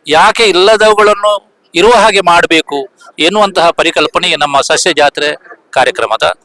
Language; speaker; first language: Kannada; native; Kannada